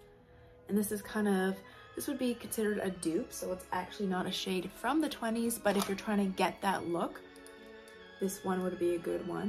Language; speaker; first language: English; native; English